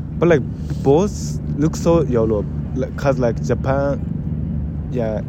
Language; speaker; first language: English; non-native, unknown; Japanese